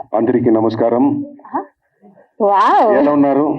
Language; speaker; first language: Telugu; non-native, learner; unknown